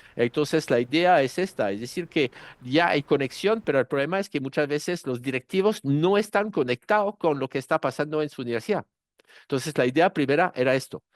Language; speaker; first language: Spanish; non-native, fluent; French